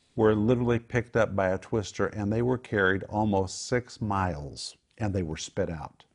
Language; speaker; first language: English; native; English